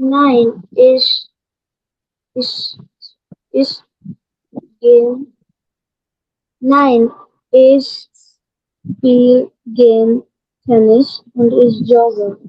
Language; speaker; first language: German; non-native, learner; Hindi